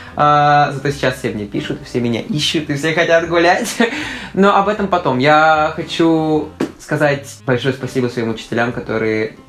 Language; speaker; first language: Russian; native; Russian